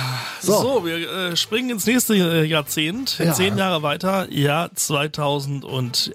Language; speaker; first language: German; native; German